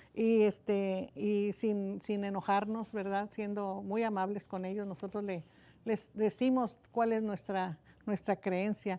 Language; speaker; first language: Spanish; native; Spanish